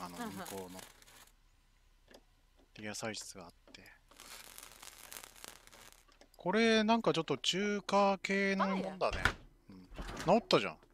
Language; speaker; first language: Japanese; native; Japanese